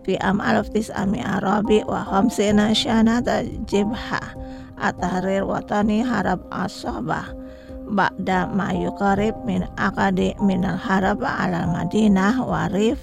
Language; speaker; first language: Arabic; non-native, fluent; Indonesian